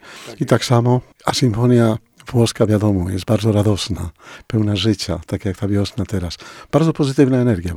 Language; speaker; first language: Polish; non-native, fluent; Spanish